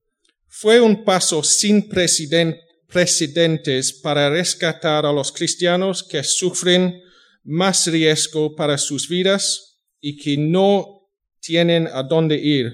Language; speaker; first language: Spanish; non-native, fluent; English